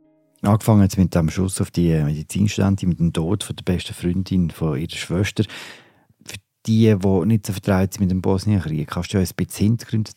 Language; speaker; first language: German; native; German